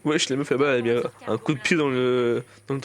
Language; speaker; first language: French; native; French